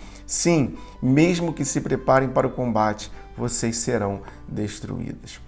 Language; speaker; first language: Portuguese; native; Portuguese